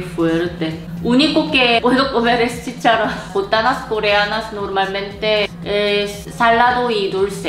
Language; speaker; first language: Spanish; non-native, learner; Korean